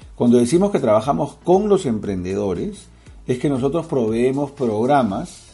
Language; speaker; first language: Spanish; native; Spanish